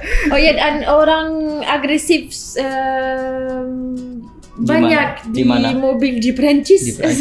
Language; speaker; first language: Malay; non-native, learner; French